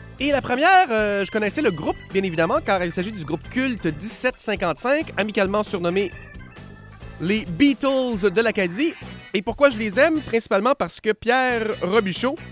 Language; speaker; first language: French; native; French